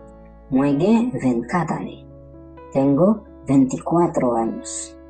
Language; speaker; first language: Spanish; non-native, learner; Haitian Creole